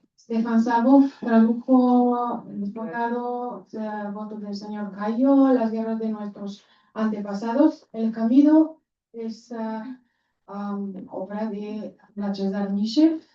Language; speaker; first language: Spanish; non-native, fluent; Bulgarian